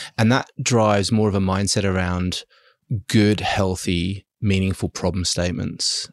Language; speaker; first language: English; early bilingual, other home language; German